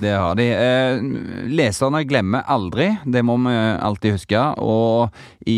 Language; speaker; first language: Norwegian; native; Norwegian